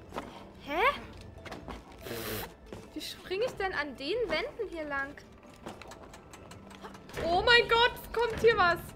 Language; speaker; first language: German; native; German